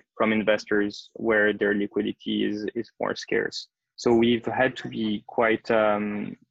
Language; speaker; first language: English; non-native, fluent; French